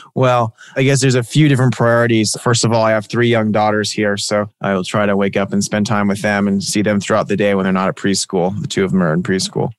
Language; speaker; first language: English; native; English